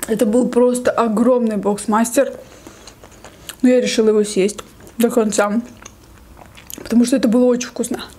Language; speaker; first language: Russian; native; Russian